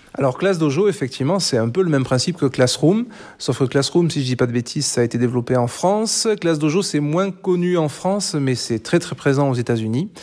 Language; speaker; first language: French; native; French